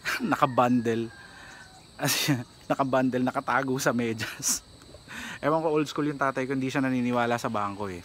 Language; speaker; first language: Filipino; native; Filipino